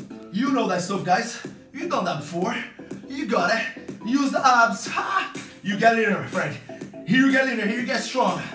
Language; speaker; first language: English; non-native, fluent; Portuguese